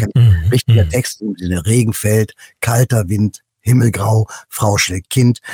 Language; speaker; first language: German; native; German